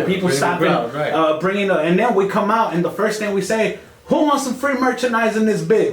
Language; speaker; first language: English; native; English